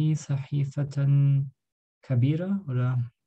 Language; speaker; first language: Arabic; non-native, learner; German